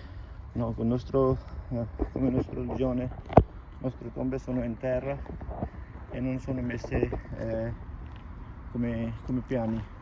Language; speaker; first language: Italian; non-native, learner; Urdu